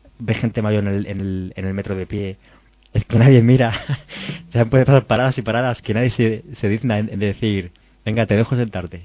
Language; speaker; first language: Spanish; native; Spanish